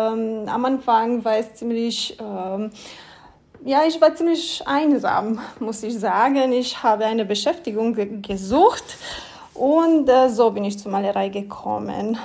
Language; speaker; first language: German; non-native, fluent; Romanian